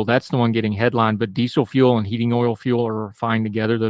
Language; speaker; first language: English; native; English